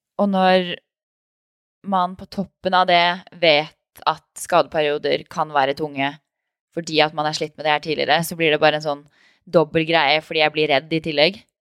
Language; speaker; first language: Norwegian; native; Norwegian